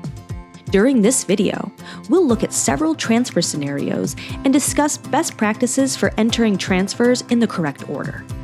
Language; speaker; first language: English; native; English